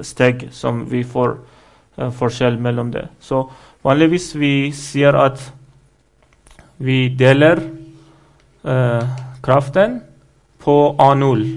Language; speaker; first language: Norwegian; non-native, fluent; Persian